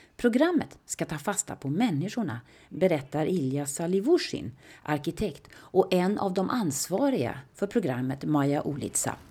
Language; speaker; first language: Swedish; native; Swedish